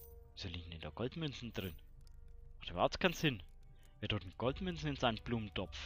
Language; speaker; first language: German; native; German